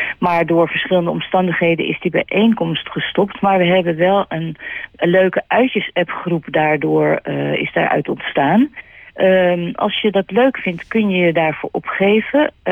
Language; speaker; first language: Dutch; native; Dutch